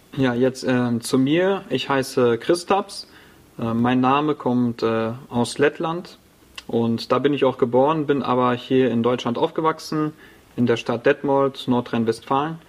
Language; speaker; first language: German; early bilingual, other home language; Latvian